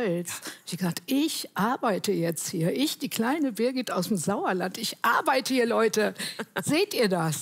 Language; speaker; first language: German; native; German